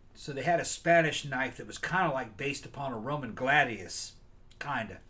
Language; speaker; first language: English; native; English